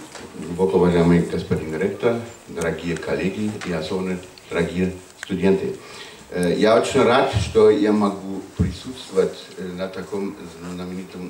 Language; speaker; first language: Russian; non-native, fluent; German